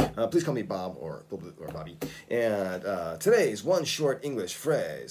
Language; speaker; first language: English; native; English